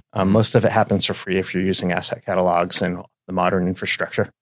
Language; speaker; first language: English; native; English